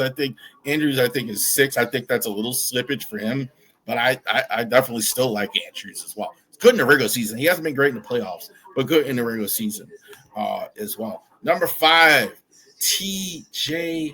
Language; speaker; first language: English; native; English